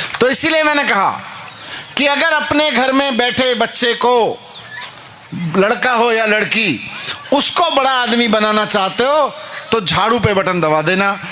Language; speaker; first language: Hindi; native; Hindi